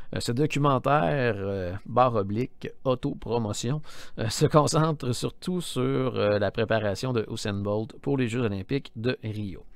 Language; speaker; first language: French; native; French